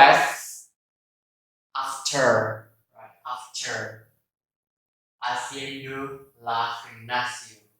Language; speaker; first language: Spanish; non-native, learner; Indonesian